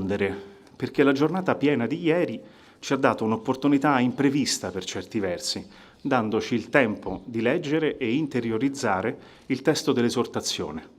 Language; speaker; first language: Italian; native; Italian